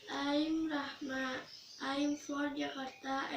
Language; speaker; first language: English; non-native, learner; Indonesian